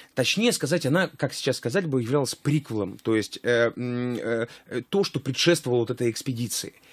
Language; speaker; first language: Russian; native; Russian